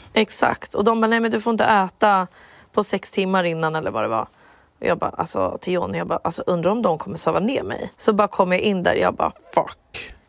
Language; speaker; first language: Swedish; native; Swedish